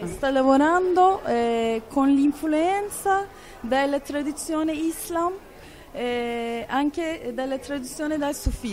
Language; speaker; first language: Italian; non-native, fluent; Turkish